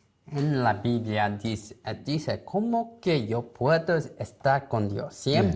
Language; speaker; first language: Spanish; non-native, learner; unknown